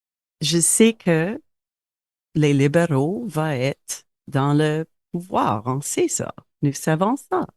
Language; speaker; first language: French; non-native, local second language; English